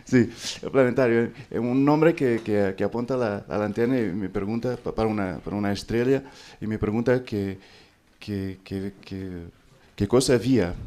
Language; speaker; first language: Spanish; non-native, fluent; Portuguese